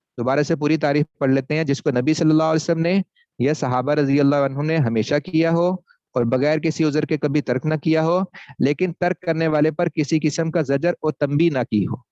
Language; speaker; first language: Urdu; non-native, local second language; Punjabi